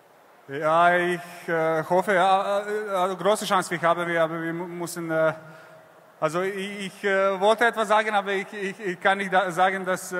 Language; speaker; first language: German; non-native, learner; Serbian